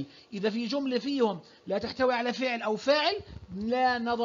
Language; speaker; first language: Arabic; native; Arabic